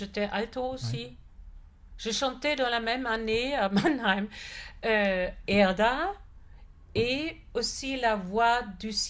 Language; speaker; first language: French; non-native, fluent; German